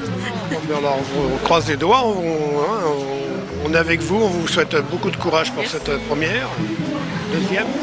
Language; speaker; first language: French; native; French